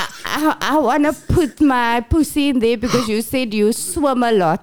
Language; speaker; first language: English; non-native, local second language; Afrikaans